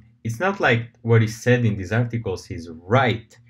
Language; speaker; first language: English; non-native, fluent; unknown